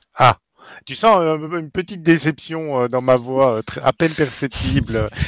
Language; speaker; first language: French; native; French